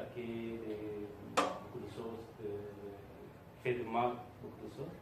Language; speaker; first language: French; non-native, learner; Tamil